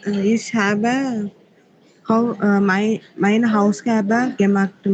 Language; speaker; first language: German; non-native, learner; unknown